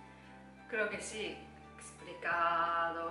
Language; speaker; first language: Spanish; non-native, learner; Japanese